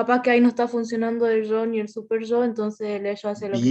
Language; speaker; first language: Spanish; native; Spanish